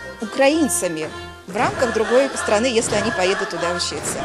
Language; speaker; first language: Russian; non-native, local second language; Ukrainian